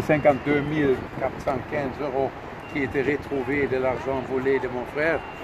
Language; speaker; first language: French; non-native, fluent; German